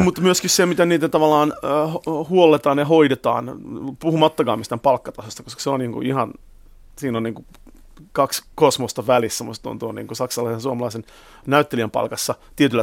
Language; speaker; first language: Finnish; native; Finnish